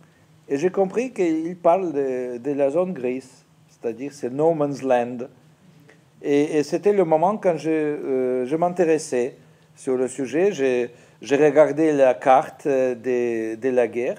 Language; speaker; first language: French; non-native, fluent; Russian